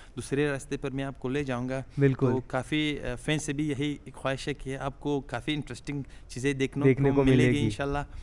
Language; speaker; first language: Hindi; non-native, fluent; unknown